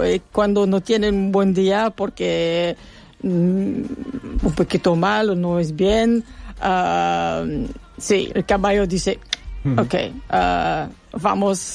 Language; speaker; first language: Spanish; non-native, learner; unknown